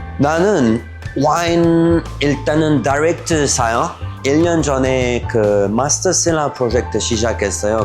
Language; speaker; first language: Korean; non-native, learner; French